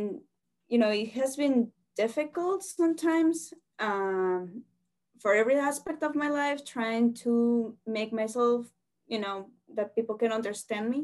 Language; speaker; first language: English; non-native, fluent; Spanish